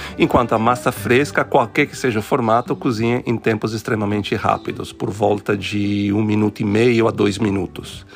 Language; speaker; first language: Portuguese; non-native, fluent; Italian